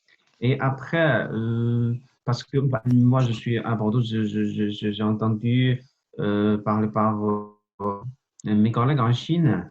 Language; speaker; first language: French; non-native, fluent; Chinese